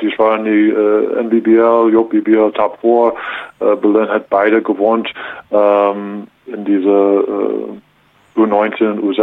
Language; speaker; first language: German; non-native, learner; English